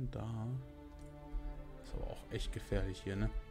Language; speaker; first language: German; native; German